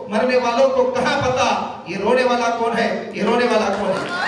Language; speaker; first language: Hindi; non-native, local second language; Marathi